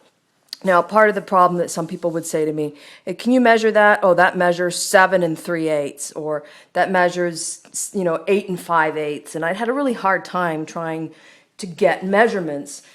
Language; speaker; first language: English; native; English